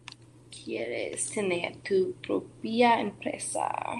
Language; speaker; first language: Spanish; non-native, learner; English